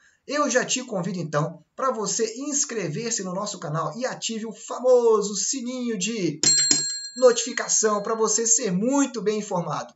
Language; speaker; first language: Portuguese; native; Portuguese